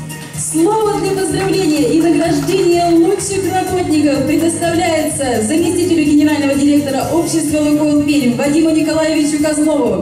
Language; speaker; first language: Russian; native; Russian